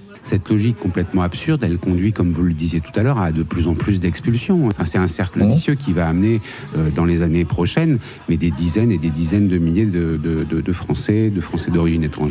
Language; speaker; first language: French; native; French